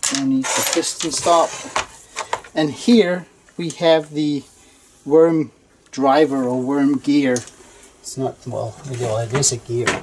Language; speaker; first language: English; non-native, fluent; Danish